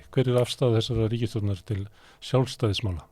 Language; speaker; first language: Icelandic; native; Icelandic